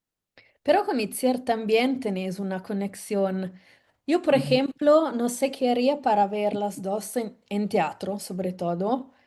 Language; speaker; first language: Spanish; non-native, fluent; Italian